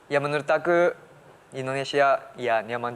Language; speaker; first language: Indonesian; early bilingual, heritage; Japanese